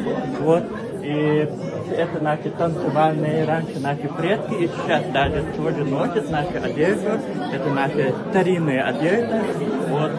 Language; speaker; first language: Russian; non-native, local second language; Ingush